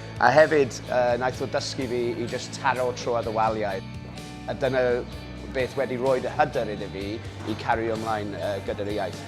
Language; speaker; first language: Welsh; non-native, local second language; English